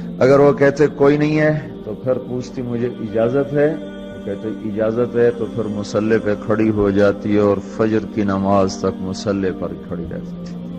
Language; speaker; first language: Urdu; non-native, local second language; Punjabi